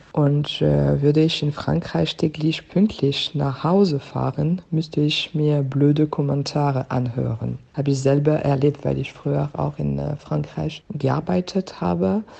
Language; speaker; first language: German; non-native, fluent; French